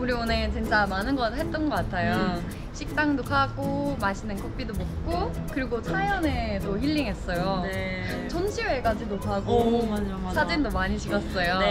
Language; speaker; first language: Korean; non-native, fluent; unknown